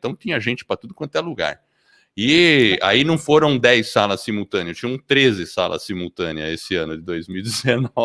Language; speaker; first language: Portuguese; early bilingual, other home language; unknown